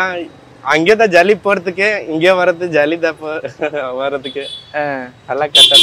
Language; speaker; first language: Tamil; non-native, learner; Hindi